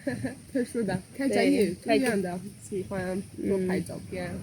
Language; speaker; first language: Chinese; non-native, fluent; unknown